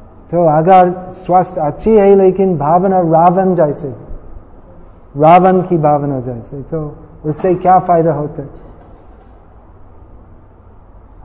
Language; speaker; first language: Hindi; non-native, fluent; English